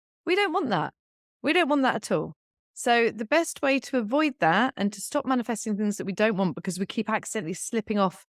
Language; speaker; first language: English; native; English